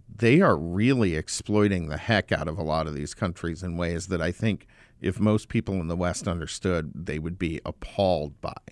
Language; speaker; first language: English; native; English